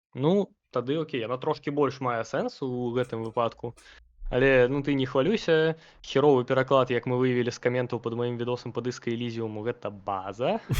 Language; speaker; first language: Belarusian; non-native, local second language; Russian